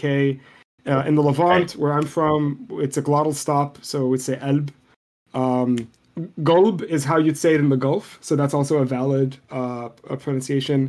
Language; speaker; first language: English; non-native, fluent; Arabic